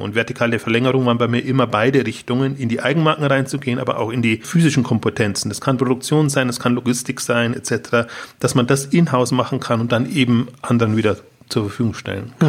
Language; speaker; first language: German; native; German